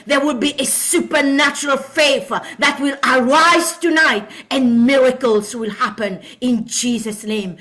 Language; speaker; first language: English; non-native, local second language; Morisyen